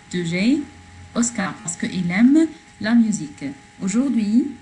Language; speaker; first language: French; non-native, learner; Arabic